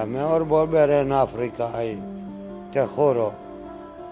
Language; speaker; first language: Spanish; non-native, learner; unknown